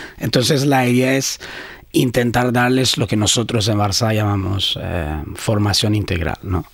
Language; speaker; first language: Spanish; non-native, fluent; Persian